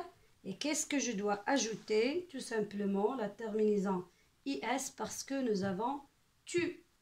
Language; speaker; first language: French; non-native, local second language; Arabic